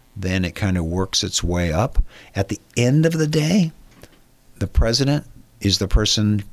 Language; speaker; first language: English; native; English